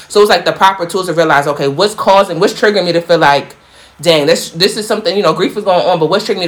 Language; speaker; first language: English; native; English